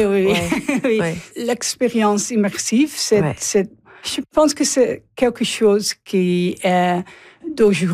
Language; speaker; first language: French; non-native, learner; English